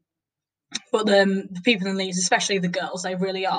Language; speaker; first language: English; native; English